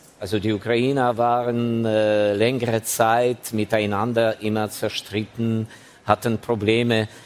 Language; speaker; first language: German; non-native, fluent; Ukrainian